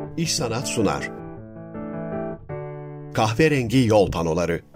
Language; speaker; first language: Turkish; native; Turkish